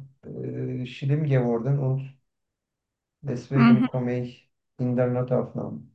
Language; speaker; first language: German; non-native, learner; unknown